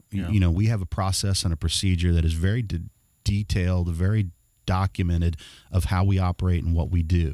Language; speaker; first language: English; native; English